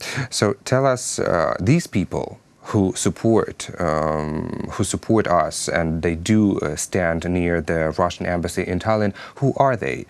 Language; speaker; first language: English; non-native, fluent; Ukrainian